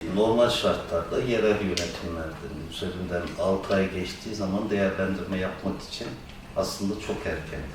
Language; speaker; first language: Turkish; native; Turkish